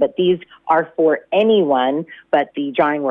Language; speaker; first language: English; native; English